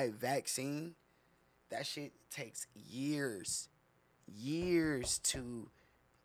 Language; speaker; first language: English; native; English